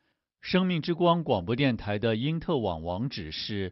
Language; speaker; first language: Chinese; native; Chinese